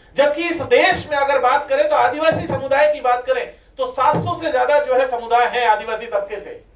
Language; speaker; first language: Hindi; non-native, local second language; Rajasthani